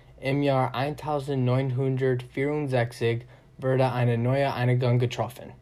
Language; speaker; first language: German; non-native, learner; English